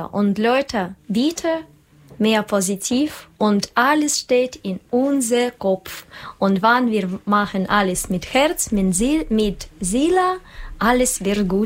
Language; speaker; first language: German; non-native, learner; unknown